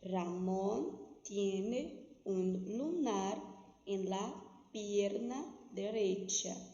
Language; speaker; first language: Spanish; non-native, fluent; Portuguese